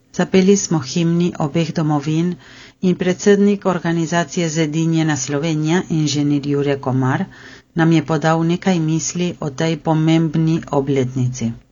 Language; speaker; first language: Slovenian; early bilingual, heritage; Slovenian